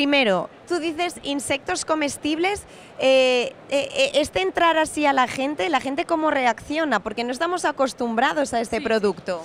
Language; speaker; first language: Spanish; native; Spanish